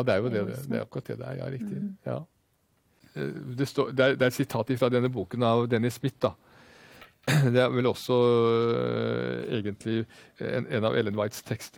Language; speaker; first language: Norwegian; native; Norwegian